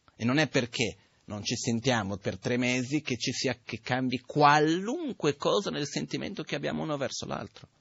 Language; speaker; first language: Italian; non-native, fluent; Portuguese